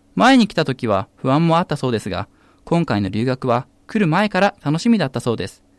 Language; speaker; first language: Japanese; native; Japanese